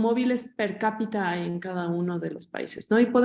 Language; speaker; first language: Spanish; native; Spanish